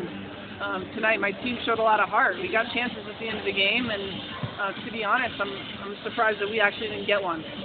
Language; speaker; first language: English; native; English